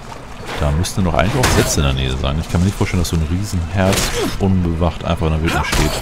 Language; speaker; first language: German; native; German